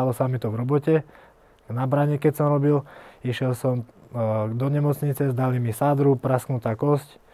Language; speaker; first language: Slovak; early bilingual, heritage; Slovak